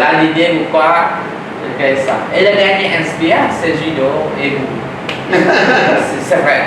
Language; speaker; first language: French; non-native, learner; Vietnamese